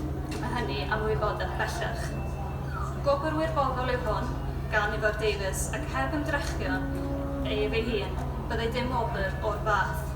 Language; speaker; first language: Welsh; native; Welsh